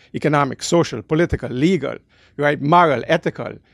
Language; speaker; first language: English; early bilingual, other home language; Dutch